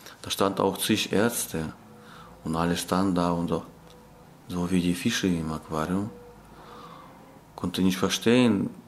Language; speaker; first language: German; non-native, learner; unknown